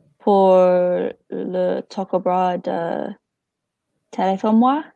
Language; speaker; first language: French; non-native, learner; English